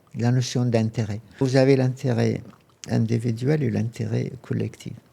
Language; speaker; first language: French; non-native, fluent; Arabic